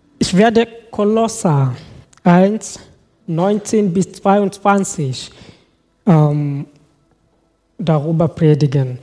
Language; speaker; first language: German; non-native, fluent; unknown